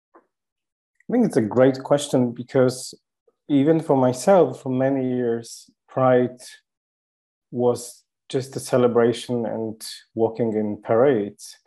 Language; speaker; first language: English; non-native, fluent; Polish